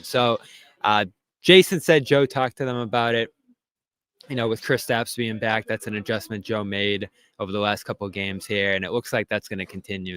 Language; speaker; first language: English; native; English